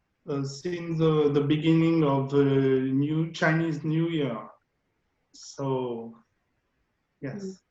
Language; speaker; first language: English; non-native, learner; French